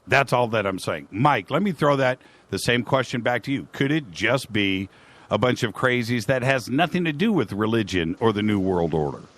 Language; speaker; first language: English; native; English